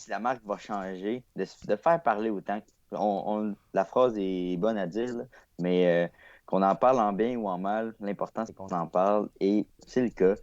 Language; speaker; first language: French; native; French